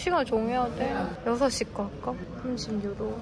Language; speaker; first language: Korean; native; Korean